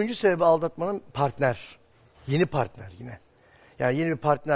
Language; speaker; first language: Turkish; native; Turkish